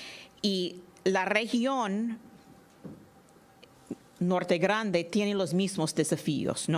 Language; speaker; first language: Spanish; non-native, fluent; English